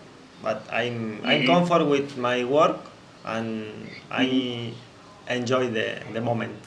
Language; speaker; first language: English; non-native, learner; Spanish